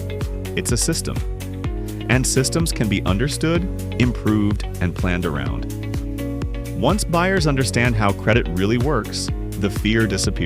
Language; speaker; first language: English; native; English